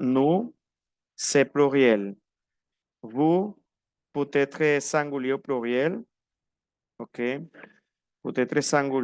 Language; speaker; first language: French; non-native, fluent; Spanish